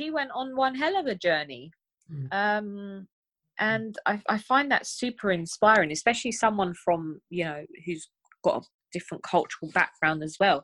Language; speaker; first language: English; native; English